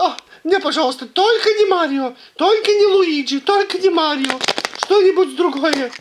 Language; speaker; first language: Russian; early bilingual, heritage; Russian